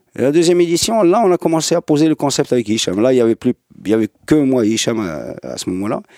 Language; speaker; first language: French; non-native, local second language; Arabic